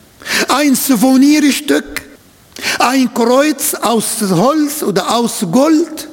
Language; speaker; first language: German; non-native, fluent; Arabic